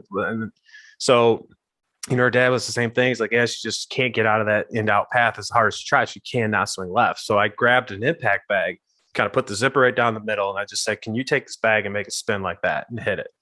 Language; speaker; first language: English; native; English